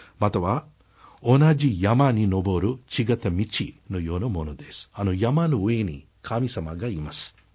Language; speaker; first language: Japanese; non-native, fluent; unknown